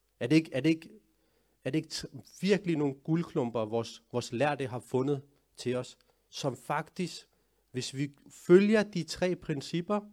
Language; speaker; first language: Danish; early bilingual, other home language; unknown